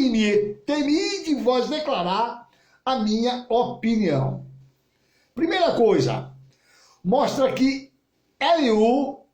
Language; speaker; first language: Portuguese; native; Portuguese